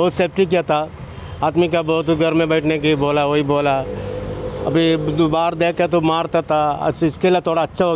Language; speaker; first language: Hindi; non-native, local second language; Malayalam